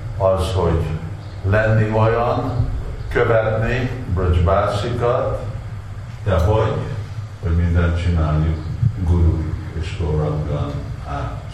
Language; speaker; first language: Hungarian; non-native, learner; Russian